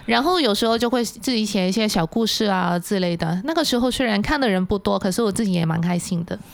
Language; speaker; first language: Chinese; non-native, local second language; Cantonese